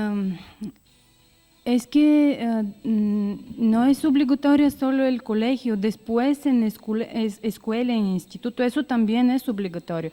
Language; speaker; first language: Spanish; non-native, learner; Bulgarian